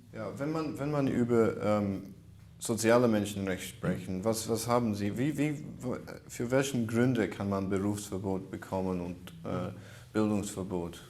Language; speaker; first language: German; non-native, learner; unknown